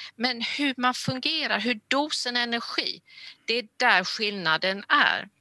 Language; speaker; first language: Swedish; native; Swedish